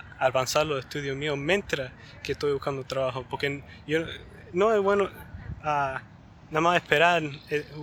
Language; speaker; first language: Spanish; early bilingual, heritage; Spanish